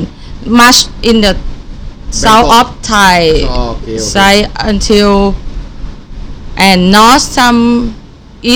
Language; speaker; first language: English; non-native, learner; Thai